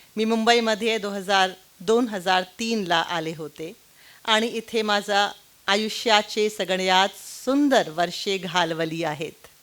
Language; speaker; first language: Marathi; non-native, local second language; Hindi